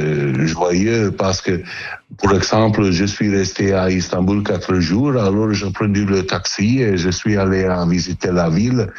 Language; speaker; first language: French; non-native, learner; Italian